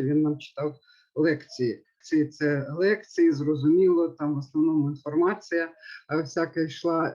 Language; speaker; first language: Ukrainian; native; Ukrainian